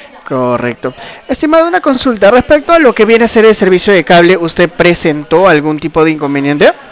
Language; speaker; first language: Spanish; native; Spanish